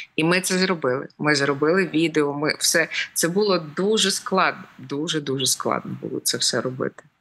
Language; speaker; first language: Ukrainian; native; Ukrainian